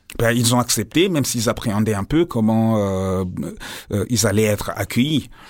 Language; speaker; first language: French; non-native, local second language; Lingala